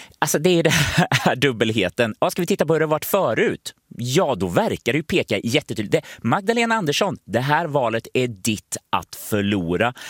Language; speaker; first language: Swedish; native; Swedish